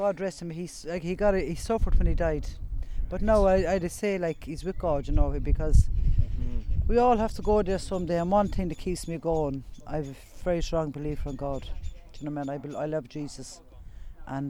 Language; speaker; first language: English; native; English